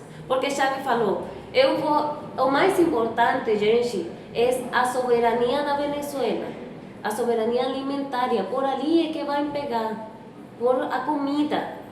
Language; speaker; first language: Portuguese; non-native, fluent; Spanish